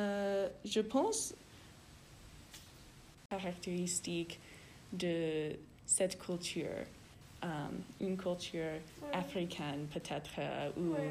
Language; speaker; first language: French; non-native, learner; English